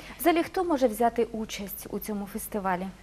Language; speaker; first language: Ukrainian; non-native, local second language; Russian